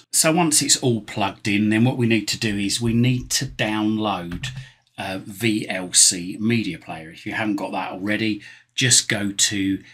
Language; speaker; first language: English; native; English